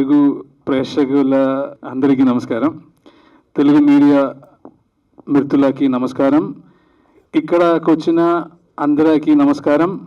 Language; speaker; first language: Telugu; non-native, learner; Malayalam